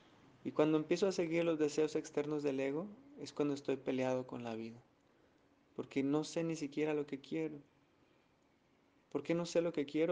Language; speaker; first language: Spanish; native; Spanish